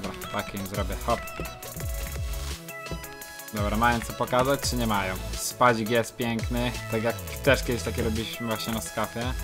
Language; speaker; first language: Polish; native; Polish